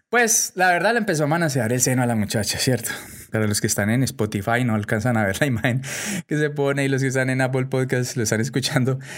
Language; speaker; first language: Spanish; native; Spanish